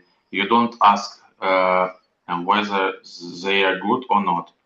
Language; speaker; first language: English; non-native, learner; Russian